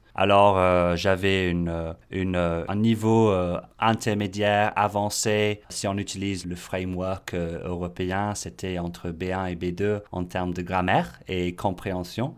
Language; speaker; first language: French; non-native, fluent; English